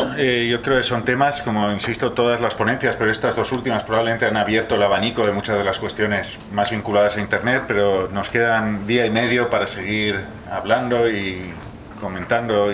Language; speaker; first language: Spanish; native; Spanish